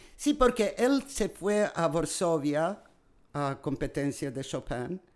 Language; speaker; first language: Spanish; non-native, fluent; Serbian